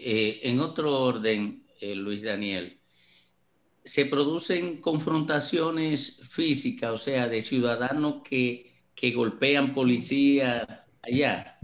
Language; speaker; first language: Spanish; native; Spanish